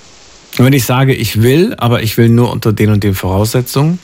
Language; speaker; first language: German; native; German